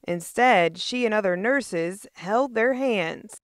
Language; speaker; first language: English; native; English